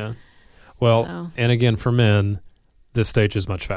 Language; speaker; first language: English; native; English